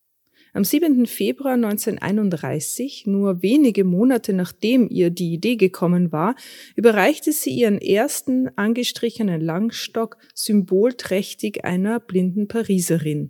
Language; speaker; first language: German; native; German